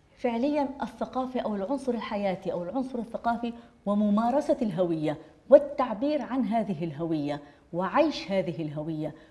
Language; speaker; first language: Arabic; native; Arabic